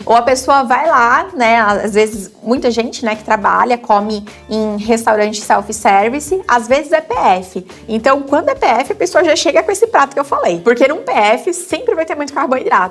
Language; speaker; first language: Portuguese; native; Portuguese